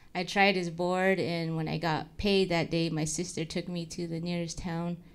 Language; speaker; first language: English; native; English